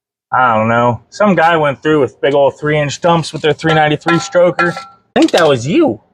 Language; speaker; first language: English; native; English